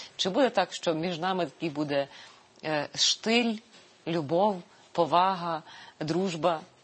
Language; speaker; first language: Ukrainian; native; Ukrainian